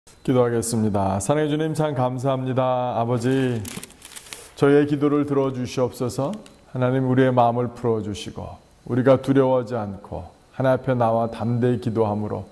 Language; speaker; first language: Korean; native; Korean